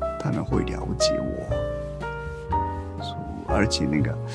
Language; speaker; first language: Chinese; non-native, learner; Japanese